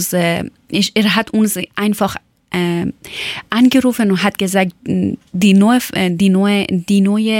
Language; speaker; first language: German; non-native, learner; Persian